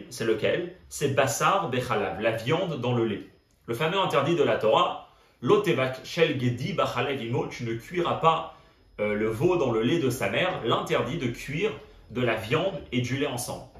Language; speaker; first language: French; native; French